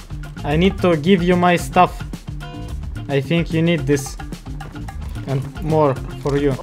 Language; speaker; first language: English; non-native, learner; Russian